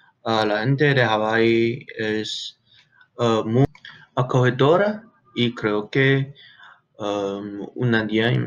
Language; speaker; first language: Spanish; non-native, learner; English